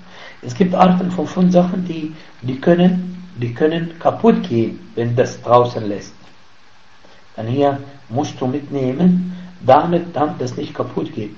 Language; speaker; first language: German; non-native, fluent; Arabic